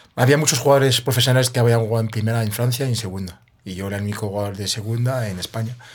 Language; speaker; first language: Spanish; non-native, fluent; French